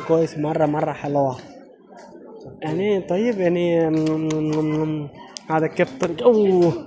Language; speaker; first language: Arabic; non-native, learner; Bangla